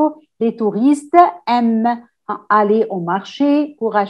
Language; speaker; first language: French; non-native, fluent; Arabic